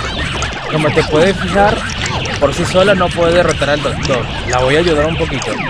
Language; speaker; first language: Spanish; native; Spanish